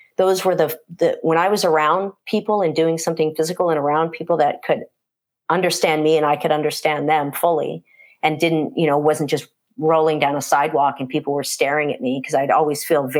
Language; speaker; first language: English; native; English